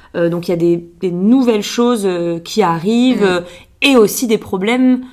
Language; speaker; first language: French; native; French